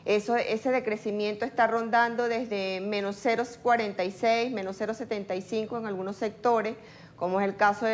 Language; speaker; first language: Spanish; native; Spanish